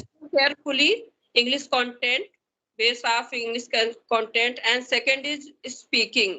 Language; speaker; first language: English; non-native, learner; Hindi